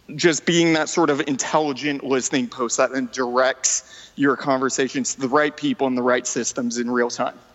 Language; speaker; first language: English; non-native, fluent; French